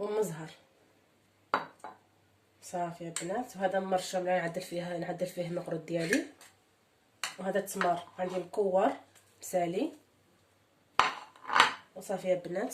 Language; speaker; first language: Arabic; native; Arabic